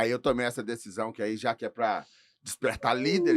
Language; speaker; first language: Portuguese; native; Portuguese